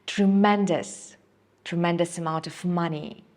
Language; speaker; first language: English; non-native, fluent; Ukrainian